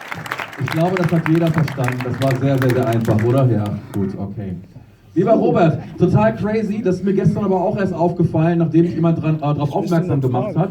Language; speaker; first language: German; native; German